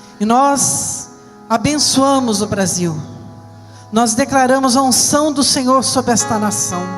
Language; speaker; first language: Portuguese; native; Portuguese